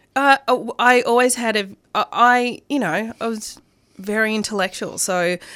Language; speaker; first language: English; non-native, local second language; Arabic